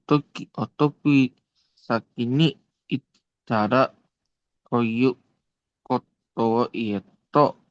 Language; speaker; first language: Japanese; non-native, learner; Indonesian